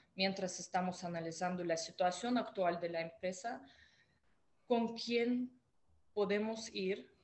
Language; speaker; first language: Spanish; non-native, fluent; Russian